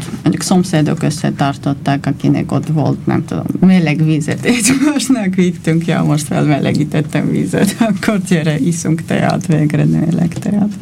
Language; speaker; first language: Hungarian; non-native, fluent; Armenian